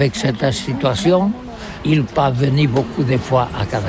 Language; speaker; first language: French; non-native, learner; Catalan